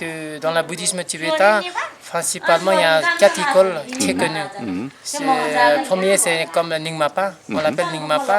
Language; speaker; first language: French; non-native, learner; Nepali